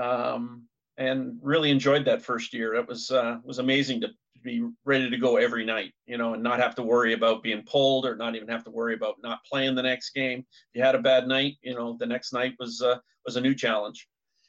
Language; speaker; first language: English; native; English